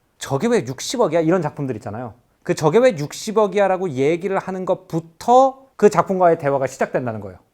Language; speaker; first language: Korean; native; Korean